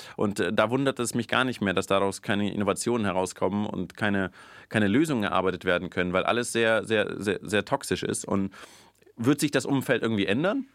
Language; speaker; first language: German; early bilingual, other home language; Russian